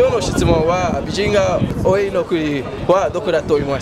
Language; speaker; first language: Japanese; non-native, learner; English